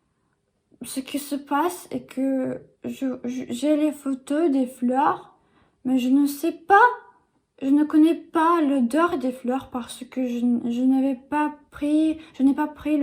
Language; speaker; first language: French; non-native, learner; English